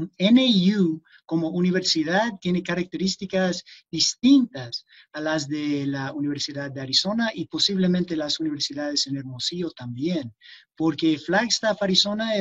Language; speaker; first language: Spanish; non-native, fluent; English